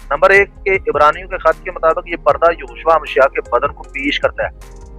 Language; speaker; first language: Urdu; non-native, local second language; Punjabi